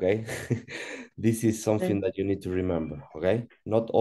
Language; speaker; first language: English; non-native, learner; Spanish